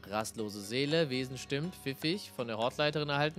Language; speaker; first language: German; native; German